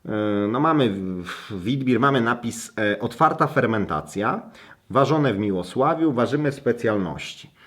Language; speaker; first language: Polish; native; Polish